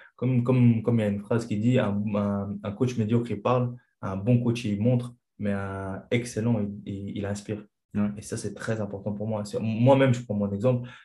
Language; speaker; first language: French; non-native, fluent; Chechen